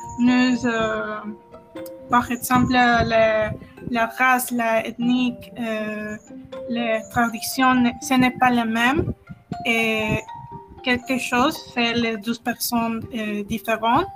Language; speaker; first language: French; non-native, learner; Spanish